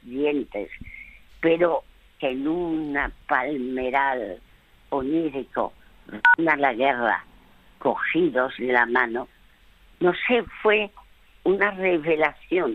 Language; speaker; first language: Spanish; non-native, fluent; French